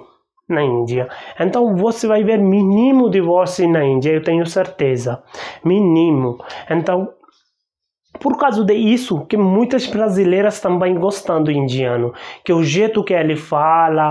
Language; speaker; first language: Portuguese; non-native, learner; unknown